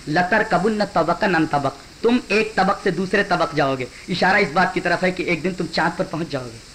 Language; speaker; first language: Urdu; native; Urdu